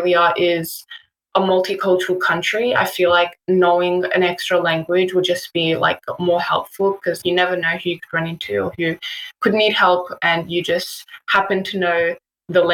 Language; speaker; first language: English; native; English